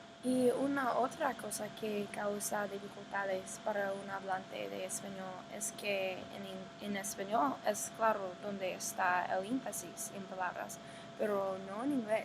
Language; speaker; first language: Spanish; non-native, learner; English